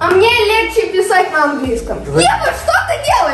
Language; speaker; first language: Russian; early bilingual, heritage; Russian